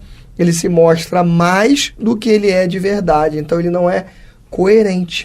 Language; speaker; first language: Portuguese; native; Portuguese